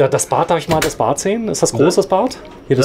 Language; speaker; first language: German; native; German